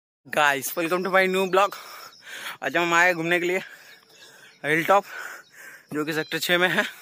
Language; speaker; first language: Hindi; non-native, local second language; Odia